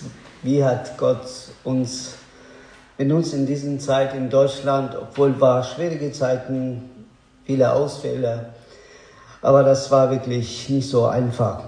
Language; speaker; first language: German; non-native, learner; Azerbaijani